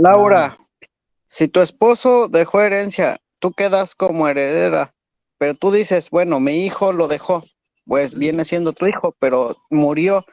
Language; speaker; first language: Spanish; native; Spanish